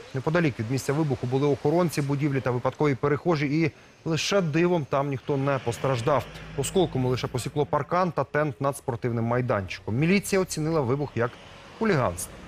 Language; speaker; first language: Ukrainian; native; Ukrainian